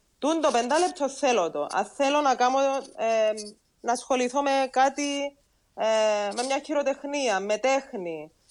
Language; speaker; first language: Greek; native; Greek